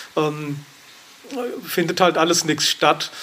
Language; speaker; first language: German; native; German